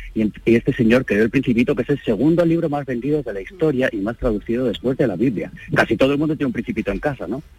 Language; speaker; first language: Spanish; native; Spanish